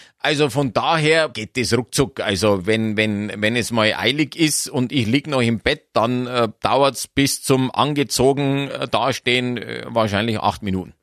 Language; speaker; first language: German; native; German